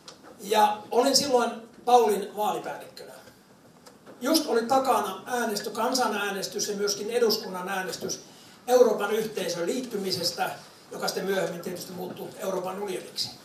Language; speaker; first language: Finnish; native; Finnish